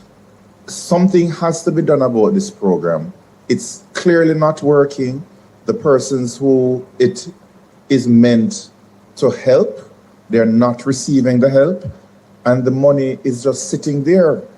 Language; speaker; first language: English; native; English